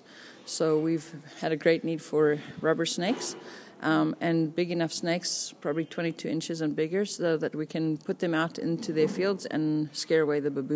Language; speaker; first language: English; native; English